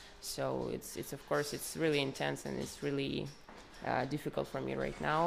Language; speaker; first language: English; non-native, fluent; Ukrainian